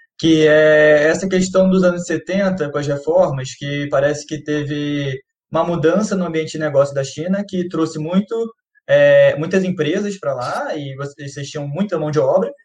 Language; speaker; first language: Portuguese; native; Portuguese